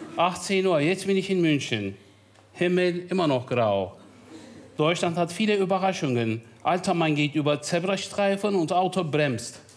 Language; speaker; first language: German; non-native, fluent; Turkish